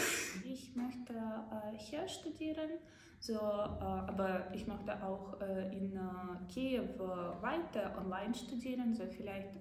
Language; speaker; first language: German; non-native, learner; Ukrainian